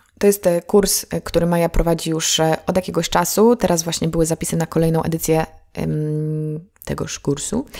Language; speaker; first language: Polish; native; Polish